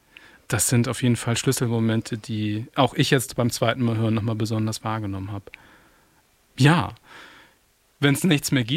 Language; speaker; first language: German; native; German